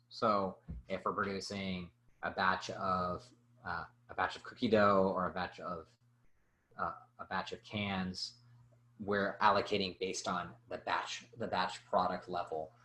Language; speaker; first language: English; native; English